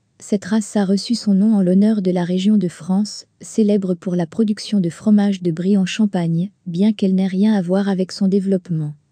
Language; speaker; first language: French; native; French